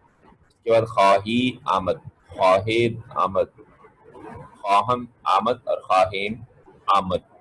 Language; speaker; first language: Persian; non-native, fluent; Urdu